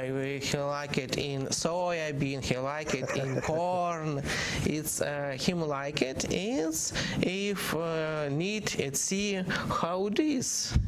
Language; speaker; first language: English; non-native, learner; Ukrainian